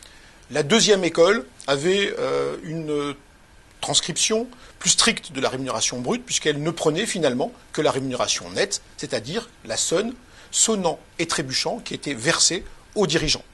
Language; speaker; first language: French; native; French